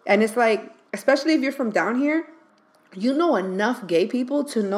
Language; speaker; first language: English; native; English